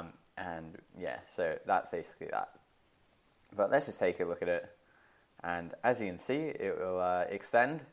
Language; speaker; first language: English; native; English